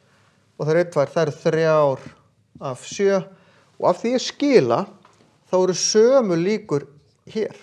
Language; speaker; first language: Icelandic; native; Icelandic